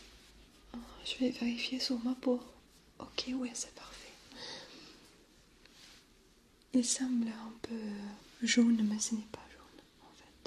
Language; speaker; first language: French; non-native, fluent; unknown